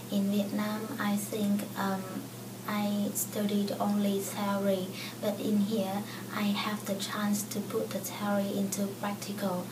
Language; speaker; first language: English; non-native, fluent; Vietnamese